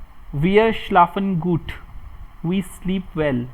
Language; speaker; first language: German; non-native, fluent; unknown